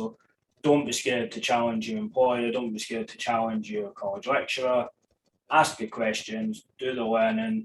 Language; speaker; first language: English; native; English